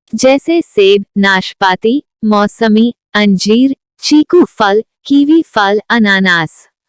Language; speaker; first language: Hindi; non-native, local second language; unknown